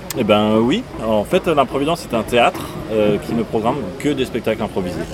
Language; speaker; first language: French; native; French